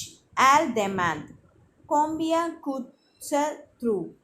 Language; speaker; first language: French; non-native, fluent; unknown